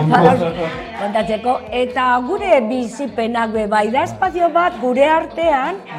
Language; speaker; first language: Basque; non-native, local second language; Spanish